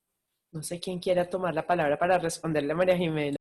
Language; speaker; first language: Spanish; native; Spanish